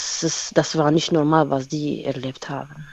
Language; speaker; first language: German; non-native, learner; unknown